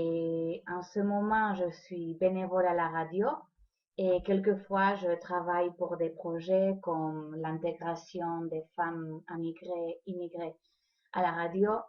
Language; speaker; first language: French; non-native, fluent; Spanish